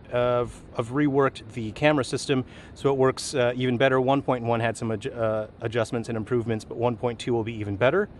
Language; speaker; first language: English; native; English